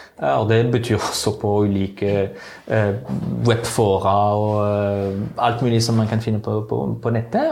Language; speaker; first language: Norwegian; non-native, fluent; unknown